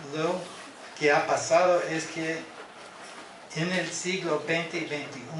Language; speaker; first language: Spanish; non-native, learner; English